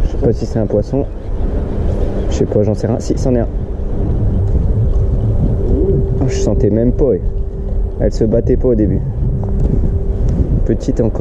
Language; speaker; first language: French; native; French